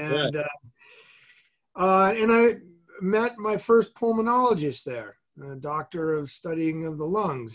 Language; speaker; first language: English; native; English